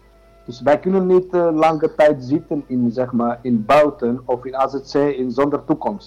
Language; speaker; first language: Dutch; non-native, learner; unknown